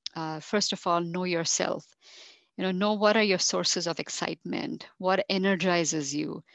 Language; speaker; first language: English; non-native, local second language; Marathi